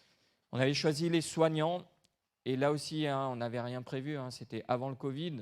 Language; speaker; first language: French; native; French